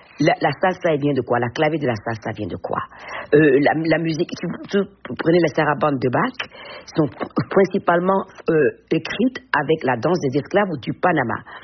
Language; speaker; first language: French; non-native, local second language; Fon